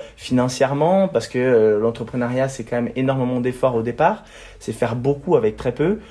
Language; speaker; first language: French; non-native, fluent; Portuguese